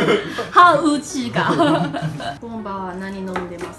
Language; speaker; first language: Japanese; non-native, learner; Chinese